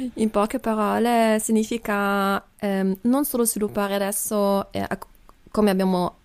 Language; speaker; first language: Italian; non-native, local second language; German